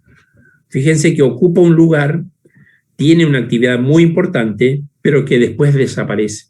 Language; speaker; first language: Spanish; native; Spanish